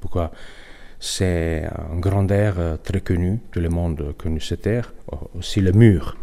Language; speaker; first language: French; non-native, learner; Italian